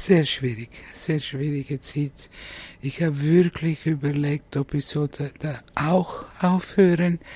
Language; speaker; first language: German; non-native, fluent; Italian